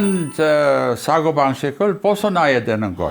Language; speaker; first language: Korean; non-native, fluent; English